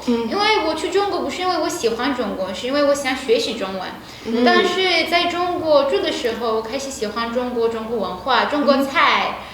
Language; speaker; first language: Chinese; non-native, fluent; Persian